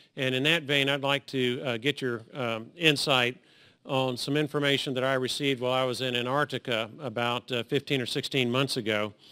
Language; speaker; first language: English; native; English